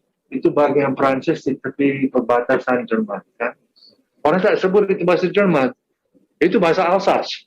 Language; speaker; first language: Indonesian; non-native, fluent; English